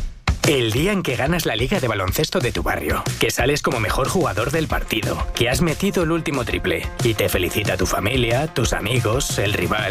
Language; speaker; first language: Spanish; native; Spanish